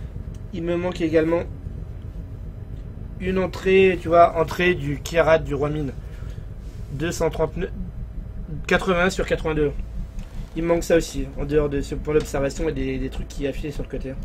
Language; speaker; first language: French; native; French